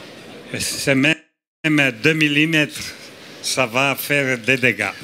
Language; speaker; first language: French; non-native, fluent; Italian